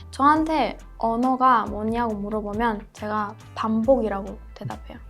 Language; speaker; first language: Korean; non-native, fluent; Persian